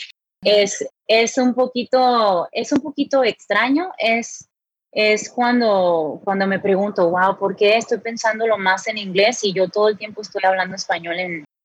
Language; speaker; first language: Spanish; native; Spanish